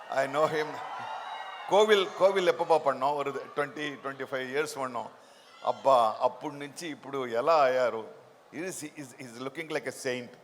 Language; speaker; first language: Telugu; non-native, local second language; Tamil